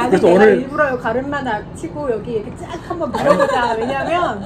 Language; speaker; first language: Korean; native; Korean